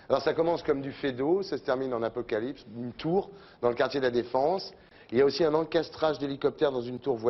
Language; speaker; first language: French; native; French